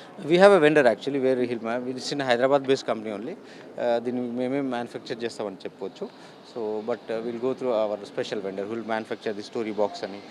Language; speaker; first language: English; non-native, local second language; Telugu